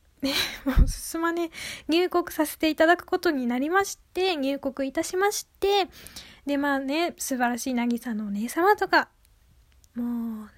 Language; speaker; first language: Japanese; native; Japanese